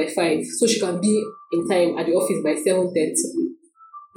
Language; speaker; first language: English; non-native, local second language; Yoruba